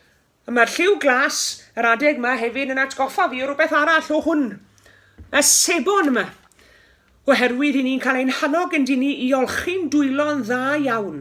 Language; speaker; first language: Welsh; native; Welsh